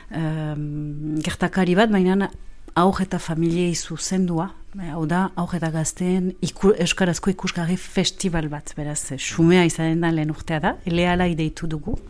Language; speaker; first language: Basque; native; Basque